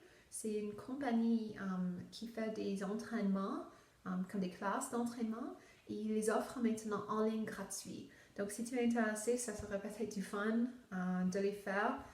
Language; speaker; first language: French; non-native, local second language; English